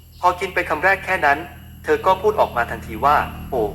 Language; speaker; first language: Thai; native; Thai